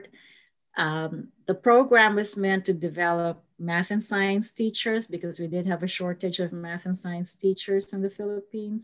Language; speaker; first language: English; non-native, local second language; Filipino